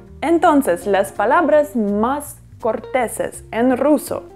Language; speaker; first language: Spanish; non-native, fluent; Russian